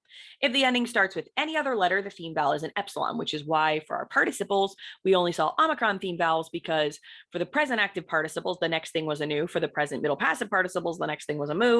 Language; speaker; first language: English; native; English